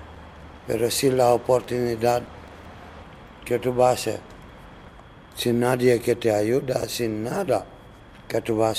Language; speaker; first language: Spanish; non-native, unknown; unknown